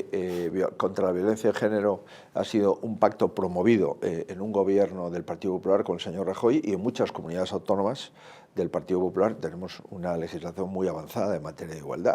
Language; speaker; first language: Spanish; native; Spanish